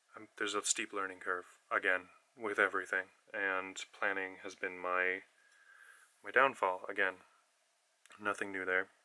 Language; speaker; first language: English; native; English